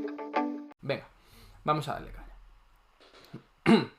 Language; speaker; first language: Spanish; native; Spanish